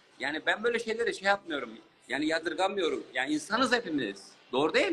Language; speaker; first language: Turkish; native; Turkish